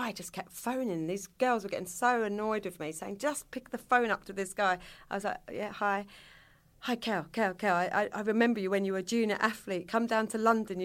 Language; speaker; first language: English; native; English